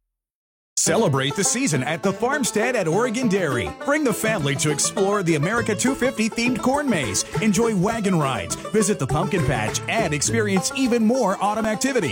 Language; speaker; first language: English; native; English